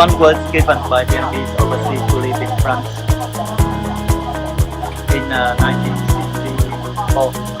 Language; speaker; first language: English; non-native, fluent; Vietnamese